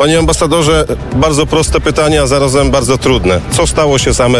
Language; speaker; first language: Polish; native; Polish